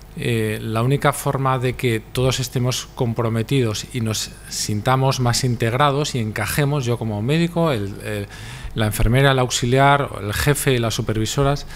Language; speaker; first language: Spanish; native; Spanish